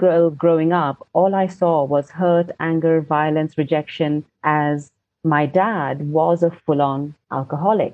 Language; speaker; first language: English; non-native, local second language; Gujarati